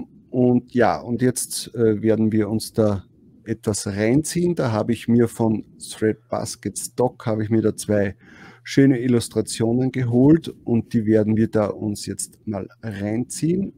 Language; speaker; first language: German; native; German